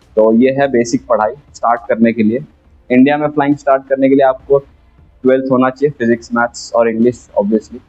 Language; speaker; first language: Hindi; native; Hindi